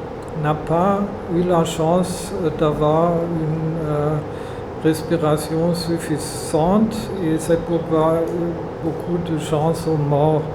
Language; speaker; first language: French; non-native, learner; German